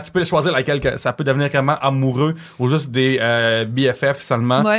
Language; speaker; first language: French; native; French